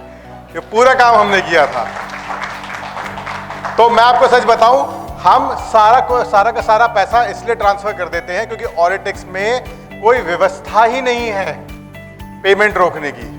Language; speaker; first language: Hindi; native; Hindi